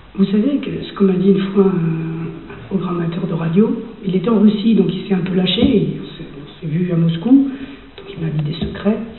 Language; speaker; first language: French; early bilingual, other home language; Spanish